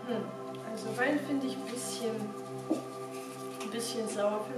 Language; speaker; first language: German; non-native, fluent; Romanian